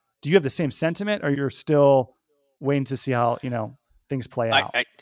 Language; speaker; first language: English; native; English